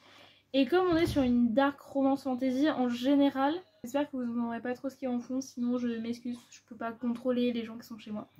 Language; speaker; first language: French; native; French